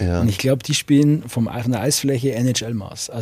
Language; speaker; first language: German; native; German